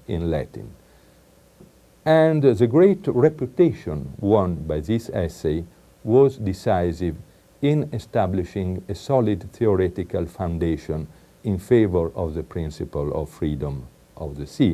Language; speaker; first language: English; non-native, fluent; Italian